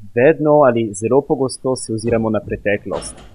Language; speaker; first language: Slovenian; non-native, fluent; French